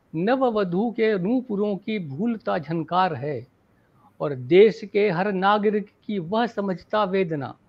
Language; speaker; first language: Hindi; native; Hindi